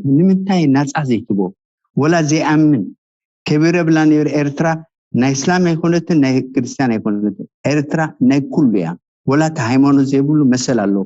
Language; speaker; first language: Tigrinya; native; Tigrinya